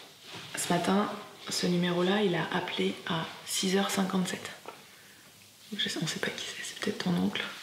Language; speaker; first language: French; native; French